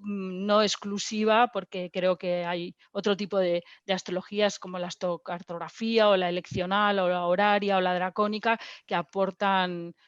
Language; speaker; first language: Spanish; native; Spanish